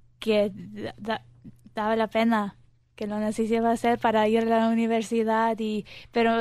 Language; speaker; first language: Spanish; early bilingual, heritage; Spanish